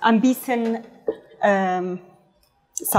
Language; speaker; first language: German; non-native, fluent; Italian